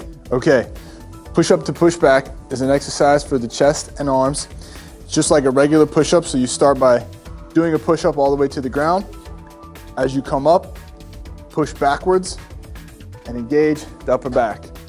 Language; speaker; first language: English; native; English